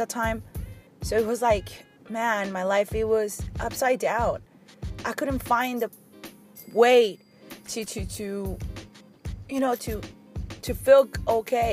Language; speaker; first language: English; non-native, fluent; Spanish